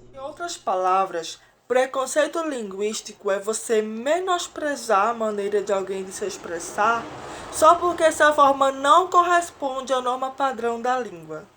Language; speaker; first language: Portuguese; native; Portuguese